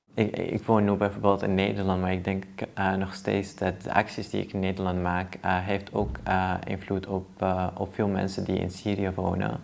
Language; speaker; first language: Dutch; early bilingual, other home language; Arabic